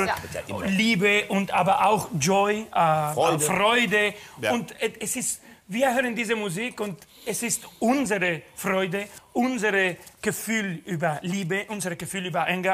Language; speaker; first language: German; non-native, fluent; Spanish